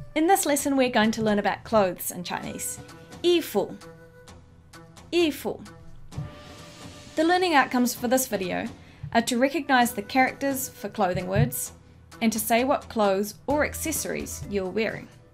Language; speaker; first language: English; native; English